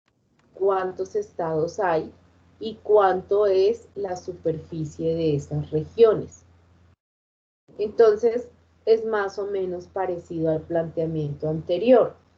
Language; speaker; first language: Spanish; native; Spanish